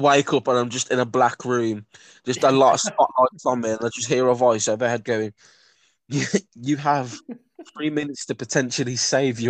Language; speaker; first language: English; native; English